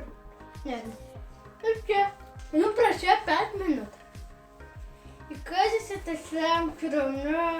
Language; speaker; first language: Russian; early bilingual, heritage; Russian